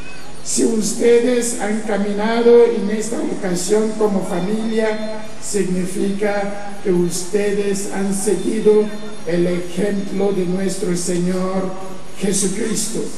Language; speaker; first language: Spanish; non-native, fluent; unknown